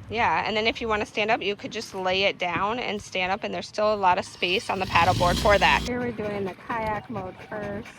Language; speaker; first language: English; native; English